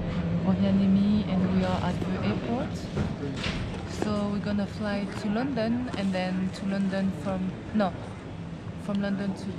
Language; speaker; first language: English; non-native, learner; French